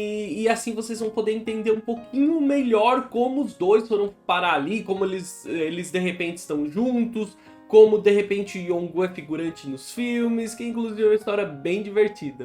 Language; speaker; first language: Portuguese; native; Portuguese